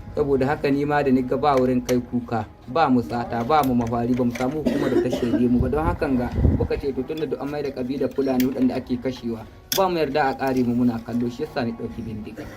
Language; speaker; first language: Hausa; non-native, local second language; Fula